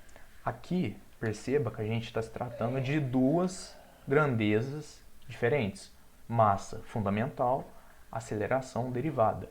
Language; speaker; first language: Portuguese; native; Portuguese